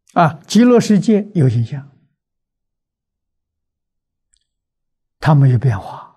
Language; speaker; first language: Chinese; native; Chinese